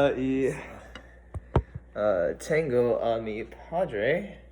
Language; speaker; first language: Spanish; non-native, learner; English